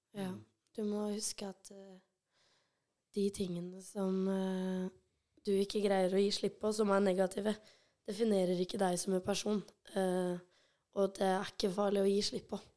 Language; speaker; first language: Norwegian; early bilingual, other home language; Albanian